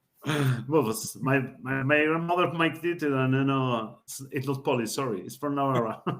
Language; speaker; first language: English; non-native, learner; Spanish